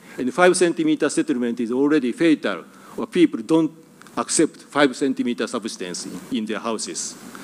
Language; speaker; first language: English; non-native, fluent; Japanese